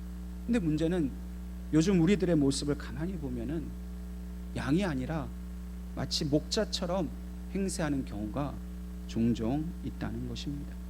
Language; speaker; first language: Korean; native; Korean